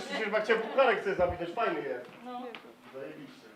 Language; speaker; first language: Polish; native; Polish